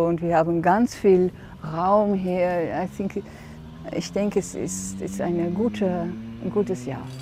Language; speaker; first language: German; non-native, fluent; Dutch